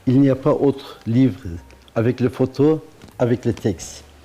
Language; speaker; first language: French; non-native, learner; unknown